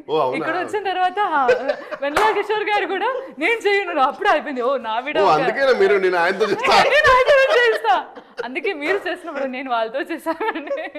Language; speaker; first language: Telugu; non-native, learner; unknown